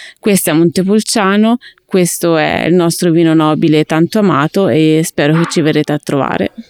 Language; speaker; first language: Italian; native; Italian